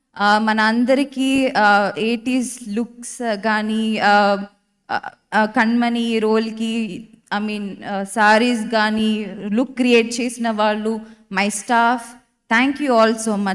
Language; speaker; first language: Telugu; non-native, learner; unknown